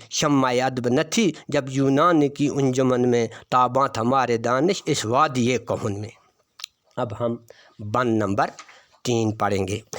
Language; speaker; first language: Urdu; non-native, local second language; Kashmiri